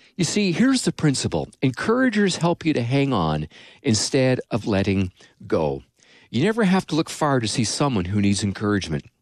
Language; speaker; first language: English; native; English